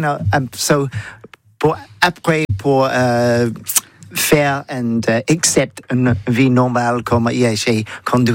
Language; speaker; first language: French; non-native, learner; English